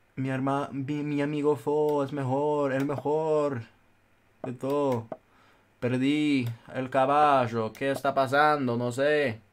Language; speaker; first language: Spanish; native; Spanish